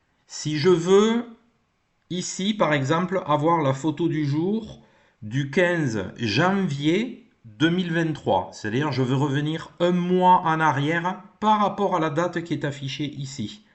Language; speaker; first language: French; native; French